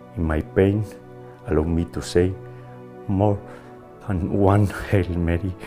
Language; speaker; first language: English; non-native, fluent; Spanish